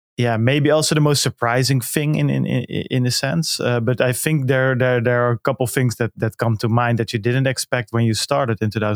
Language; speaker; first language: English; non-native, fluent; Dutch